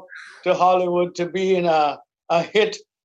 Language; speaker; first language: English; native; English